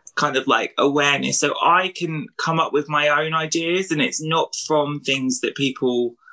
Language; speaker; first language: English; native; English